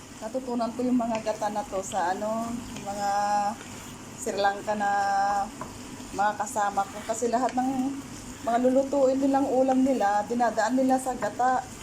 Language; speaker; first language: Filipino; non-native, local second language; Iloko